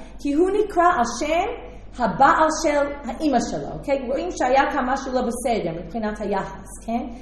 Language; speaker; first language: Hebrew; non-native, fluent; English